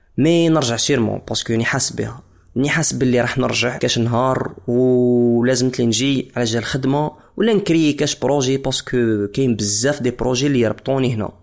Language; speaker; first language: Arabic; non-native, fluent; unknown